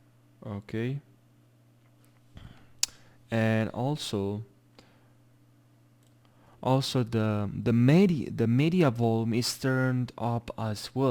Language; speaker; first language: English; non-native, fluent; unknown